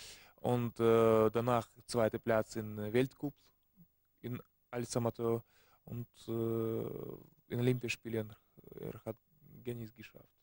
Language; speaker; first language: German; non-native, learner; Russian